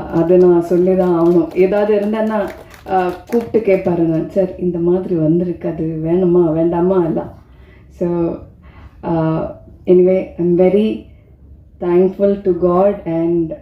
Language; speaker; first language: Tamil; non-native, fluent; Malayalam